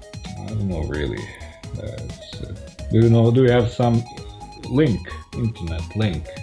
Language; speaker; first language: English; non-native, fluent; Croatian